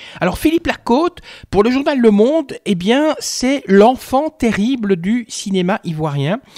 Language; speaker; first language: French; native; French